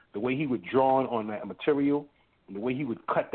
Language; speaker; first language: English; early bilingual, other home language; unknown